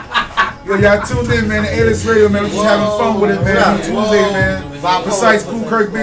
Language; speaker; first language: English; native; English